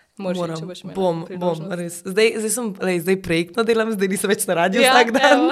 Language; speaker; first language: Slovenian; native; Slovenian